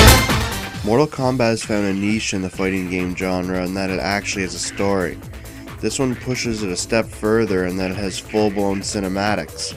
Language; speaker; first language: English; native; English